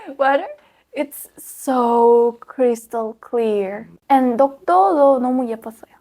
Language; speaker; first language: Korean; non-native, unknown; Spanish